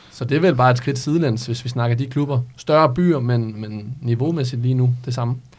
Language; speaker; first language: Danish; early bilingual, other home language; Serbian